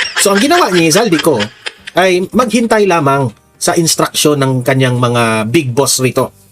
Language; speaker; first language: Filipino; native; Filipino